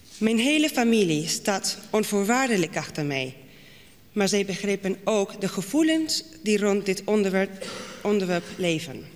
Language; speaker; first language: Dutch; non-native, fluent; Spanish